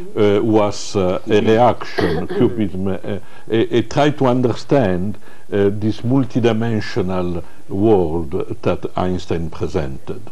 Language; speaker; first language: English; non-native, fluent; Italian